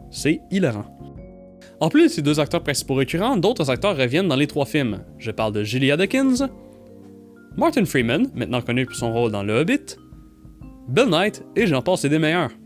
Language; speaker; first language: French; native; French